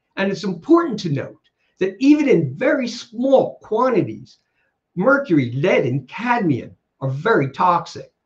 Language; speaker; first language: English; native; English